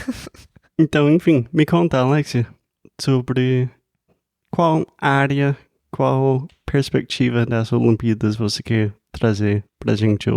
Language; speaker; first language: Portuguese; non-native, fluent; English